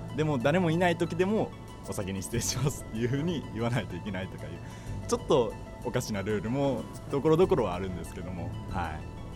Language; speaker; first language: Japanese; native; Japanese